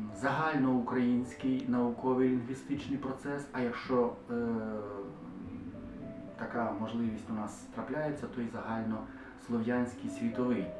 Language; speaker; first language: Ukrainian; native; Ukrainian